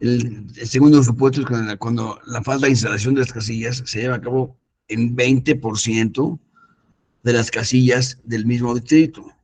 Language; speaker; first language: Spanish; native; Spanish